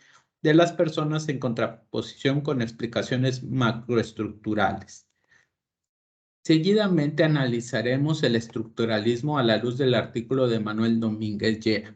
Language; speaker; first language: Spanish; native; Spanish